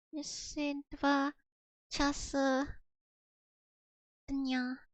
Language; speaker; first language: Russian; non-native, learner; English